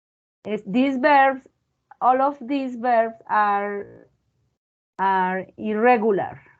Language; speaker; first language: English; non-native, learner; Spanish